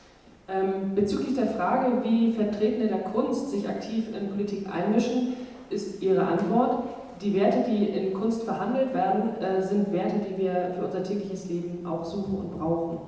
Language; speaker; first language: German; native; German